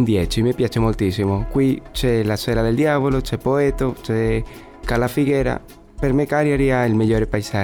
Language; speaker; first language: Italian; non-native, learner; Spanish